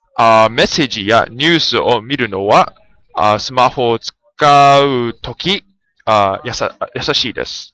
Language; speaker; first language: Japanese; non-native, learner; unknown